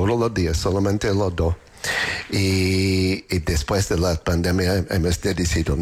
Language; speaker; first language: Spanish; non-native, fluent; English